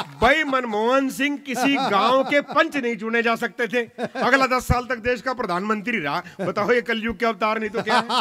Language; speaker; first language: Hindi; non-native, local second language; Punjabi